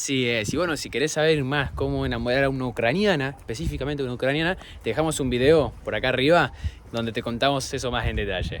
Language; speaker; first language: Spanish; native; Spanish